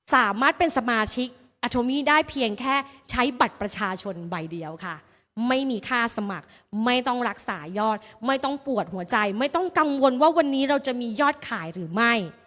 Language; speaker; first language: Thai; native; Thai